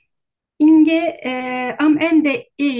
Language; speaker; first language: German; non-native, learner; Turkish